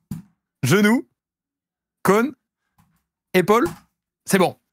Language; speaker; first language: French; native; French